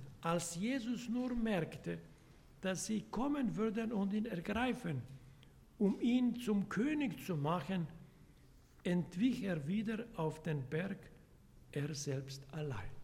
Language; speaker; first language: German; non-native, fluent; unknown